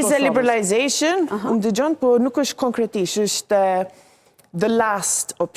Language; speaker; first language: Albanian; non-native, learner; English